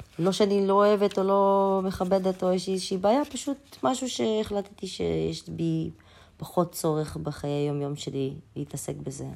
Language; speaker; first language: Hebrew; early bilingual, other home language; Russian